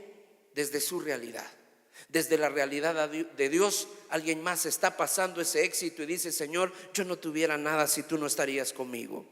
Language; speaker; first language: Spanish; native; Spanish